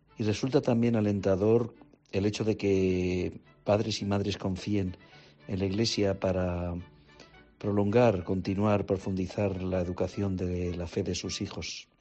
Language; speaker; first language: Spanish; native; Spanish